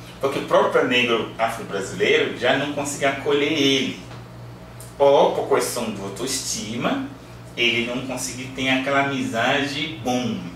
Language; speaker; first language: Portuguese; non-native, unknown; Yoruba